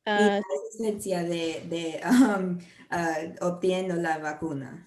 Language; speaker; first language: Spanish; non-native, learner; English